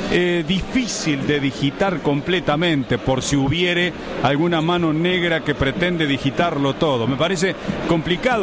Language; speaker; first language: Spanish; native; Spanish